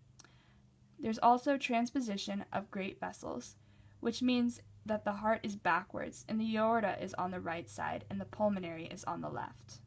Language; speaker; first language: English; native; English